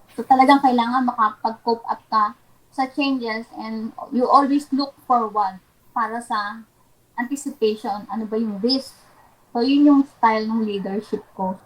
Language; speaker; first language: Filipino; non-native, local second language; Waray